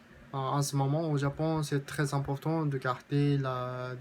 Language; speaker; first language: French; non-native, learner; Japanese